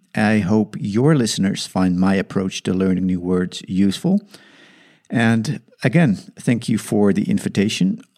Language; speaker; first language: English; non-native, fluent; Dutch